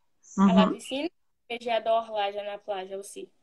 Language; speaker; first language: French; non-native, learner; Portuguese